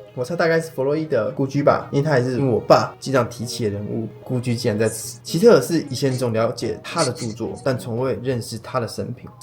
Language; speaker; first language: Chinese; native; Chinese